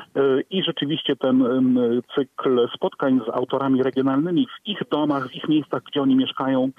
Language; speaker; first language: Polish; native; Polish